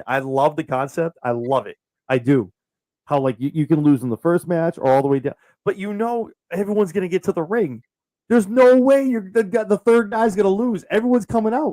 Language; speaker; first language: English; native; English